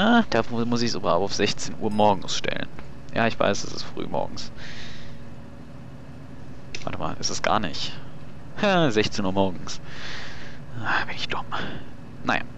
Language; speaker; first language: German; native; German